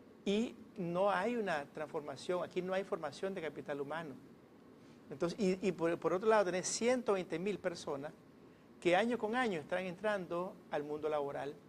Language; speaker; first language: Spanish; native; Spanish